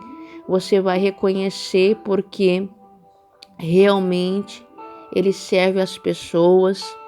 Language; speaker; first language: Portuguese; native; Portuguese